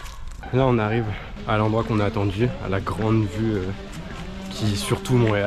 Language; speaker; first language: French; native; French